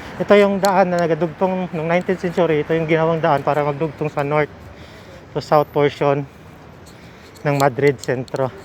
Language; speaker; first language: Filipino; native; Filipino